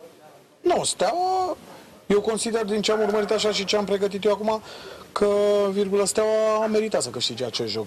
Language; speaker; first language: Romanian; native; Romanian